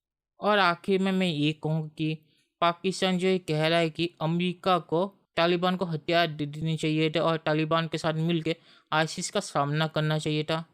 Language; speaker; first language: Hindi; native; Hindi